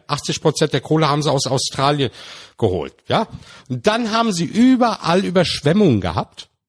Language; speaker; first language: German; early bilingual, other home language; Turkish